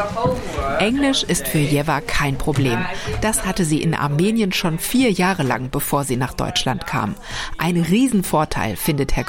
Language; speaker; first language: German; native; German